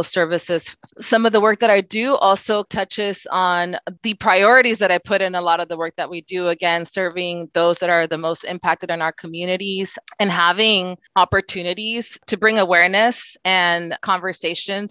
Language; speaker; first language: English; non-native, fluent; Spanish